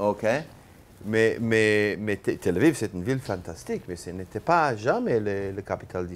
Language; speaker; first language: French; non-native, learner; Hebrew